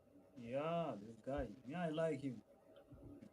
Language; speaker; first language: English; non-native, fluent; Arabic